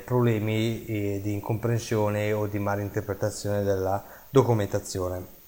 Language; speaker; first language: Italian; native; Italian